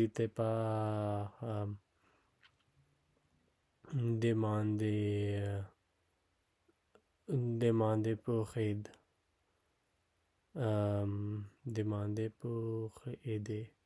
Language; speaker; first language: French; non-native, learner; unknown